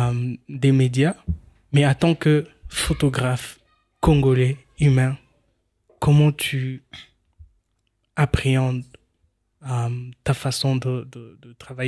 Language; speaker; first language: French; non-native, local second language; Swahili